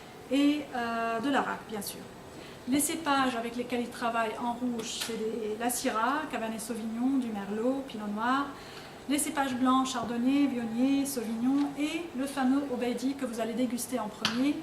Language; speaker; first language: French; non-native, local second language; Arabic